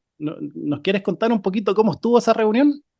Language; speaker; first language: Spanish; native; Spanish